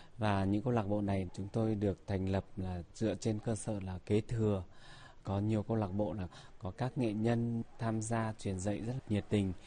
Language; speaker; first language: Vietnamese; non-native, local second language; Tày